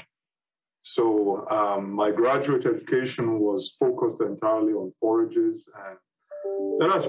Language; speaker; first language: English; non-native, local second language; Yoruba